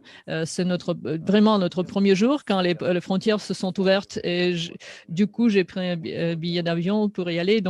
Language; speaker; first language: French; non-native, fluent; Russian